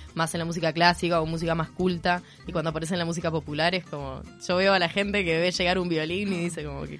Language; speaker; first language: Spanish; native; Spanish